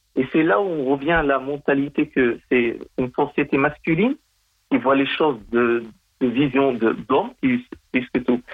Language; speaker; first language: French; non-native, local second language; Arabic